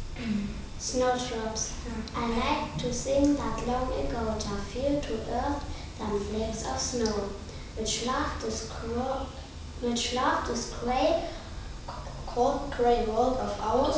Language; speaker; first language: English; non-native, learner; German